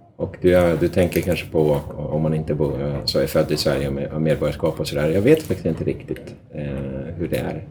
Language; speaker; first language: Swedish; native; Swedish